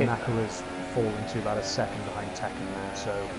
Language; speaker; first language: English; native; English